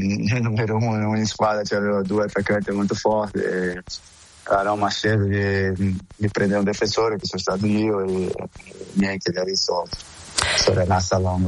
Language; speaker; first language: Italian; non-native, fluent; Portuguese